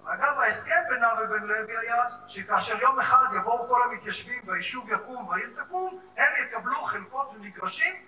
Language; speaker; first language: Hebrew; native; Hebrew